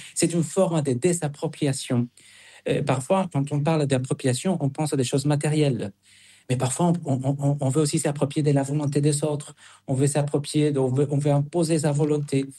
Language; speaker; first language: French; non-native, fluent; Spanish